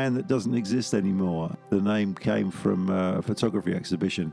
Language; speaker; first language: English; native; English